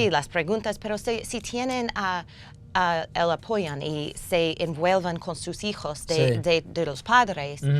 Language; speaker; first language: Spanish; non-native, learner; English